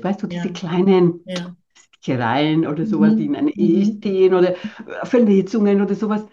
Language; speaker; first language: German; non-native, fluent; Spanish